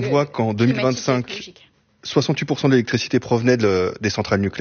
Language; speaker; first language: French; native; French